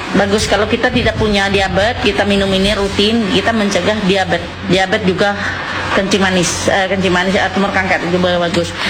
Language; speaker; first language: Indonesian; non-native, local second language; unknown